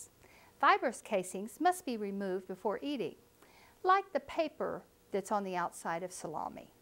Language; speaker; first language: English; native; English